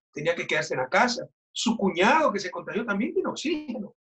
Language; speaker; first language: Spanish; native; Spanish